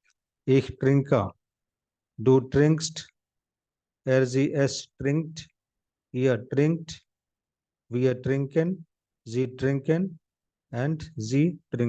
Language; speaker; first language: German; non-native, fluent; Hindi